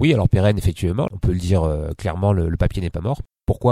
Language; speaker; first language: French; native; French